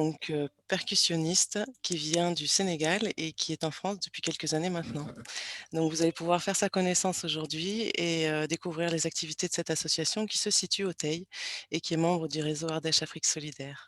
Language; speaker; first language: French; native; French